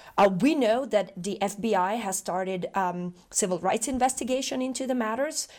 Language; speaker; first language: English; non-native, fluent; Macedonian